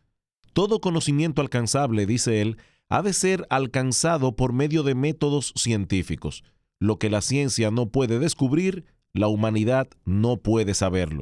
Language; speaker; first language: Spanish; native; Spanish